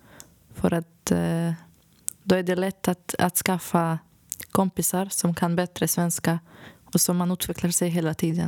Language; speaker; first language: Swedish; non-native, fluent; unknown